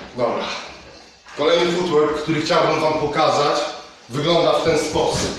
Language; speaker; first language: Polish; native; Polish